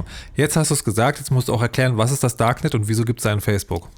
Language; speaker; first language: German; native; German